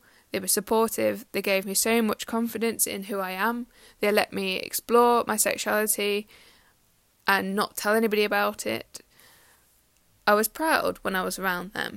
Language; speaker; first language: English; native; English